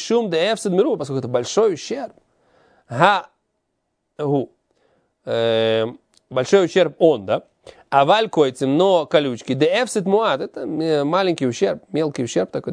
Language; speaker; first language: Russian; native; Russian